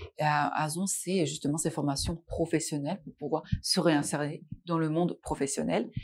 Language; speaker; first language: French; non-native, local second language; Arabic